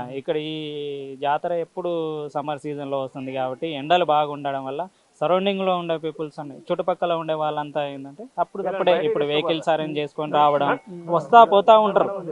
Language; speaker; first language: Telugu; non-native, local second language; Lambadi